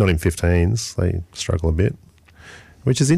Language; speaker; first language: English; native; English